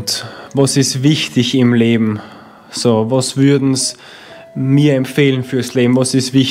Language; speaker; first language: German; native; German